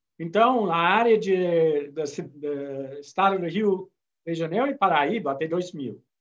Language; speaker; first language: Portuguese; non-native, fluent; English